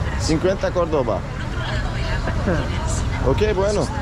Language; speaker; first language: Spanish; non-native, learner; Turkish